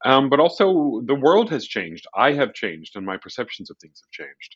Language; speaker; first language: English; native; English